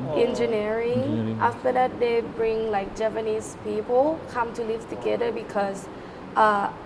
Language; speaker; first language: English; non-native, learner; Thai